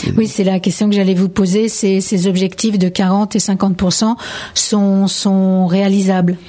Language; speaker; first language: French; native; French